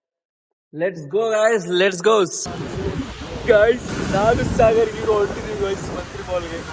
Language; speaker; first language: Kannada; native; Kannada